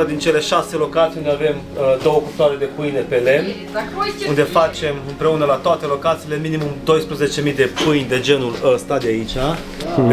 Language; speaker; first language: Romanian; native; Romanian